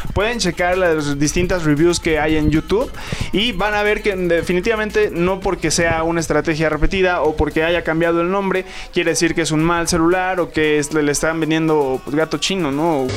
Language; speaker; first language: Spanish; native; Spanish